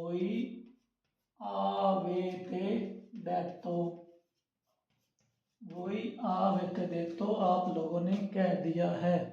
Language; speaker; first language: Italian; non-native, learner; Urdu